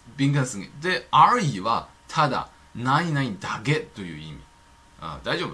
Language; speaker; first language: Japanese; non-native, fluent; Chinese